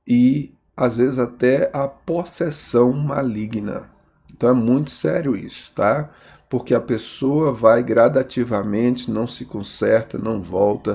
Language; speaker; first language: Portuguese; native; Portuguese